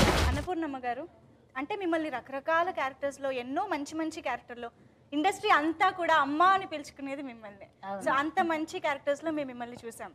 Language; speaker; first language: Telugu; native; Telugu